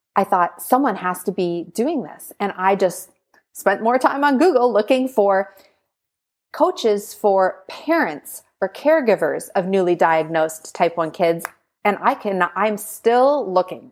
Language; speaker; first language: English; native; English